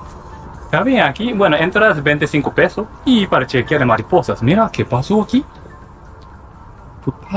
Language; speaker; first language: Spanish; non-native, learner; Japanese